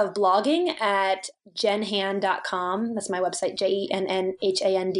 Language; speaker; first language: English; native; English